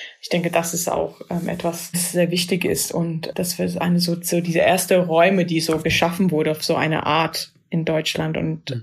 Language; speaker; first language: German; non-native, fluent; English